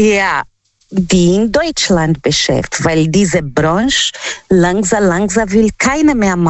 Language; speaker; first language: German; non-native, learner; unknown